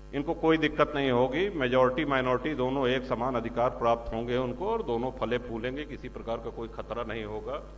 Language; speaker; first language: Hindi; native; Hindi